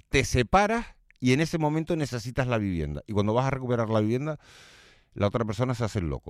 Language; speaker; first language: Spanish; native; Spanish